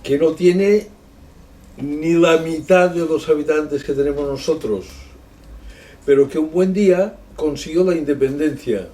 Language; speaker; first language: Spanish; non-native, local second language; Catalan